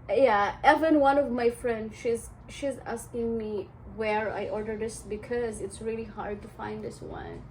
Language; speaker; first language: English; non-native, local second language; Filipino